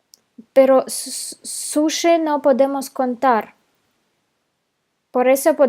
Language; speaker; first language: Spanish; non-native, fluent; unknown